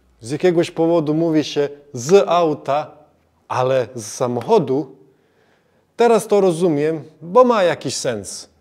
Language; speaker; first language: Polish; non-native, fluent; Serbian